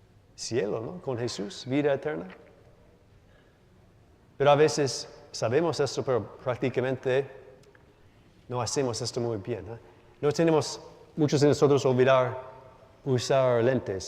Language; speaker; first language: Spanish; non-native, learner; English